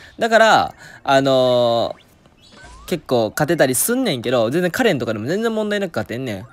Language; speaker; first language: Japanese; native; Japanese